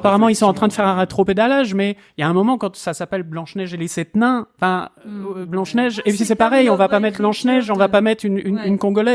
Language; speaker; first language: French; native; French